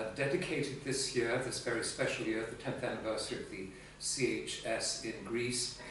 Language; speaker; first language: English; non-native, fluent; Greek